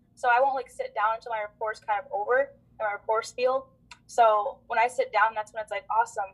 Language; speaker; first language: English; native; English